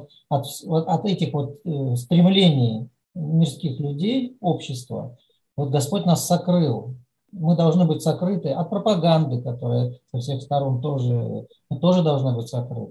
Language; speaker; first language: Russian; native; Russian